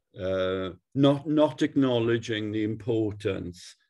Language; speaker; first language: English; native; English